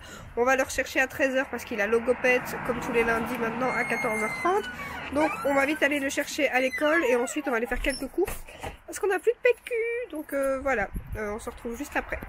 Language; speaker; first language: French; native; French